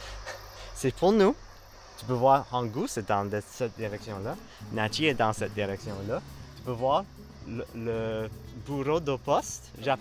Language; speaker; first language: French; non-native, learner; English